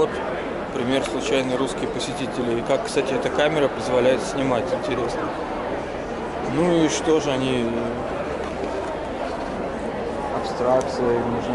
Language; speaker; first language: Russian; native; Russian